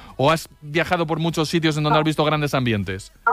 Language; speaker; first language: Spanish; native; Spanish